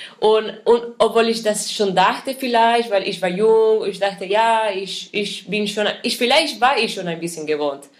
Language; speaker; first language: German; non-native, fluent; Spanish